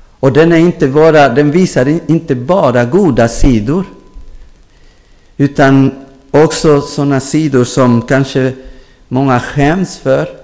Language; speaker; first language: Swedish; non-native, fluent; Spanish